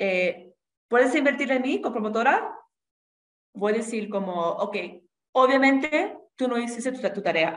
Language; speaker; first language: Spanish; non-native, fluent; English